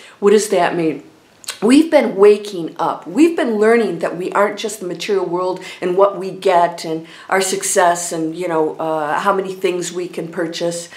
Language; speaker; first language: English; native; English